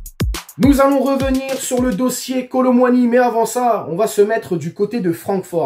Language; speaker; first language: French; native; French